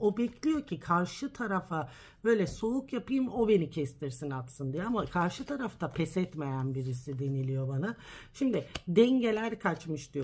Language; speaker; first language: Turkish; early bilingual, heritage; Turkish